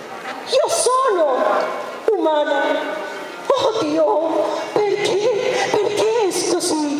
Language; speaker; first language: Italian; non-native, fluent; Spanish